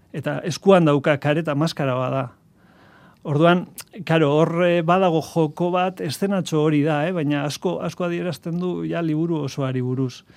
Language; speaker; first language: Basque; native; Basque